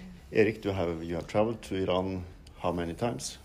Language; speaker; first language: English; non-native, fluent; Norwegian